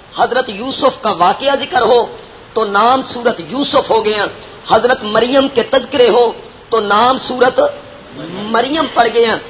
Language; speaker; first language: Urdu; non-native, local second language; Punjabi